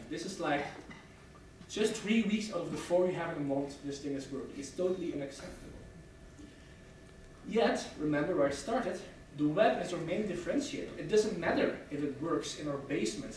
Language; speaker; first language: English; non-native, fluent; Dutch